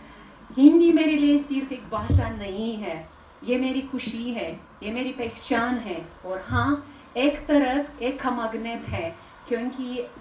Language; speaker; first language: Hindi; non-native, fluent; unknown